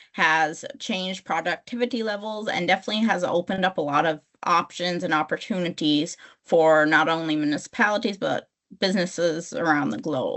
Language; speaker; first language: English; native; English